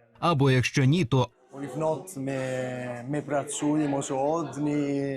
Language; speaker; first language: Ukrainian; non-native, learner; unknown